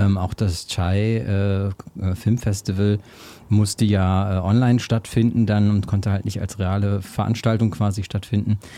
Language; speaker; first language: German; native; German